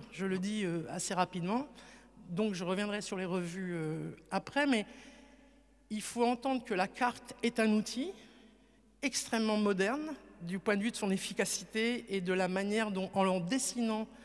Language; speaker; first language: French; native; French